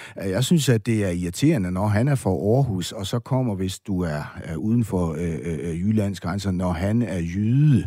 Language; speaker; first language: Danish; native; Danish